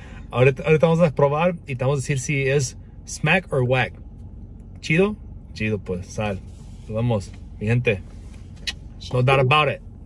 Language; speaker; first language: Spanish; early bilingual, other home language; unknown